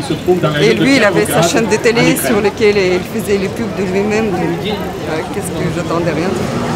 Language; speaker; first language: French; non-native, fluent; Russian